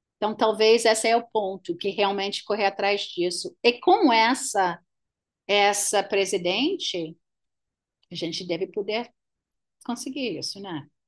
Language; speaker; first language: Portuguese; non-native, fluent; English